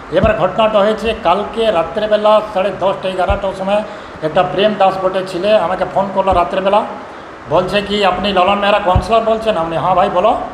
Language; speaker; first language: Bangla; native; Bangla